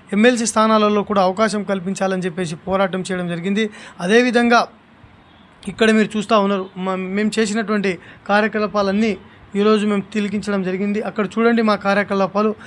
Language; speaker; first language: Telugu; non-native, local second language; Lambadi